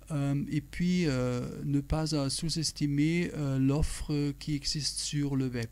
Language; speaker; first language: French; non-native, fluent; German